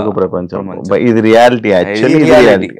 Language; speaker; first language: Telugu; native; Telugu